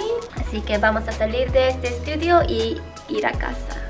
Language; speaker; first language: Spanish; non-native, learner; Korean